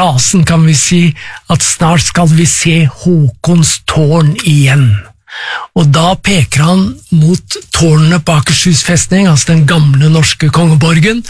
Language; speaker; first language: Norwegian; native; Norwegian